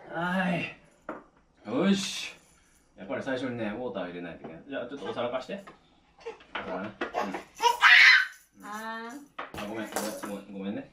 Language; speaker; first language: Japanese; native; Japanese